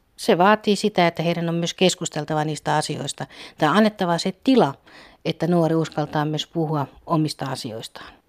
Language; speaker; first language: Finnish; native; Finnish